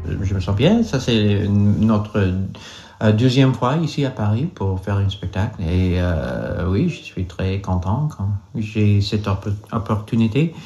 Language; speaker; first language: French; non-native, learner; English